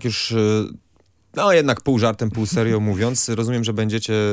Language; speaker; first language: Polish; native; Polish